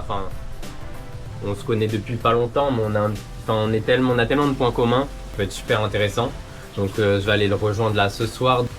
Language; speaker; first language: French; native; French